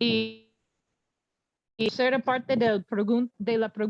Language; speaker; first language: Spanish; non-native, learner; English